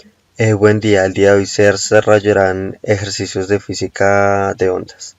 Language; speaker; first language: Spanish; native; Spanish